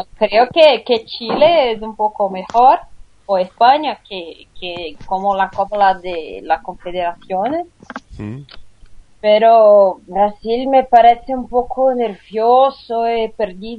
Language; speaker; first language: Spanish; non-native, learner; Portuguese